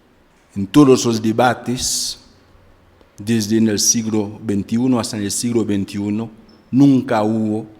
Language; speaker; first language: Spanish; non-native, fluent; Haitian Creole